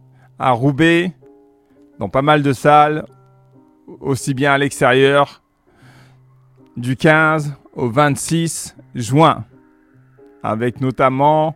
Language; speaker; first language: French; native; French